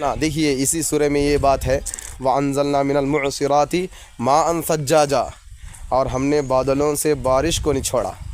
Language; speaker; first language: Urdu; native; Urdu